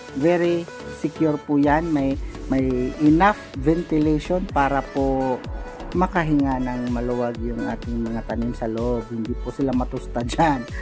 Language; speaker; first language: Filipino; non-native, local second language; Waray